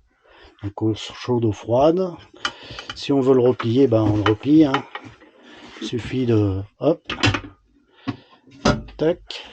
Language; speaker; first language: French; native; French